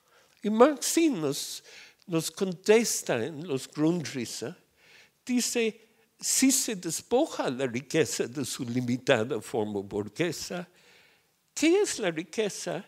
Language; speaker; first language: Spanish; non-native, fluent; English